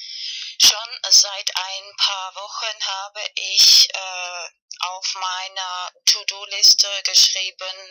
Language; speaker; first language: German; non-native, fluent; Spanish